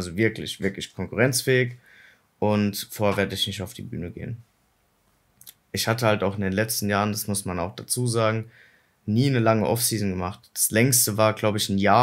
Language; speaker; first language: German; native; German